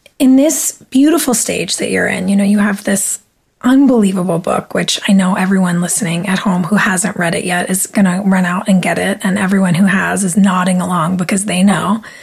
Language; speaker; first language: English; native; English